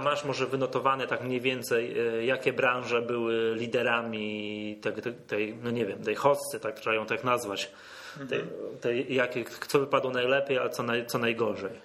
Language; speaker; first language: Polish; native; Polish